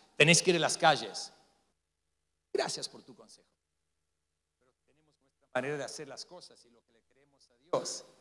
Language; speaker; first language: Spanish; non-native, fluent; English